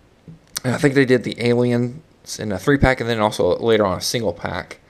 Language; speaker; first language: English; native; English